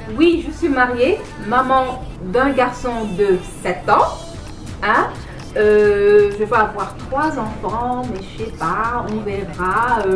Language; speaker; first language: French; non-native, local second language; Wolof